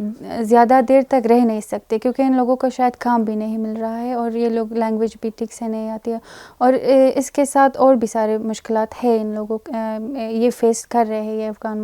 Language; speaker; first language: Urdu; non-native, fluent; Persian